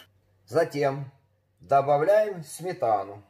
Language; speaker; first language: Russian; native; Russian